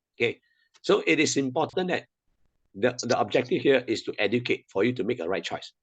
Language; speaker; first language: English; non-native, local second language; Chinese